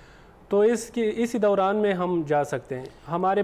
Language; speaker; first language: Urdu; non-native, fluent; Pashto